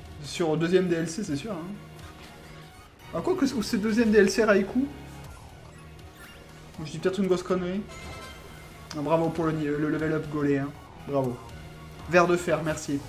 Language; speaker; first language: French; native; French